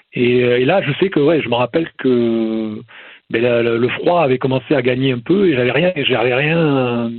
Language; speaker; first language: French; native; French